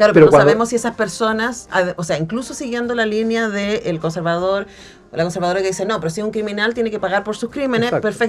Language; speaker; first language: Spanish; native; Spanish